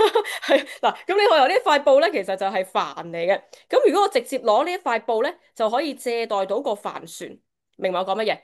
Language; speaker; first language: Cantonese; native; Cantonese